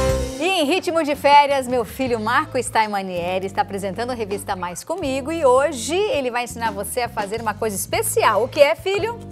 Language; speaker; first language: Portuguese; native; Portuguese